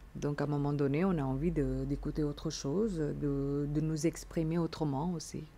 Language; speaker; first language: French; non-native, fluent; Indonesian